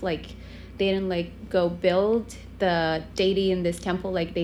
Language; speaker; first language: English; non-native, local second language; Tamil